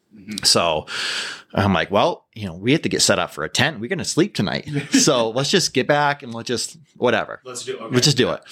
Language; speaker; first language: English; native; English